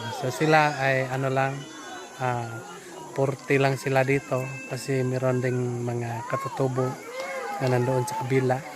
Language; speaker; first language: Filipino; non-native, local second language; Cebuano